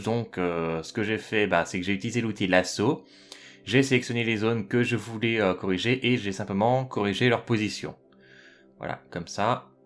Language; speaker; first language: French; native; French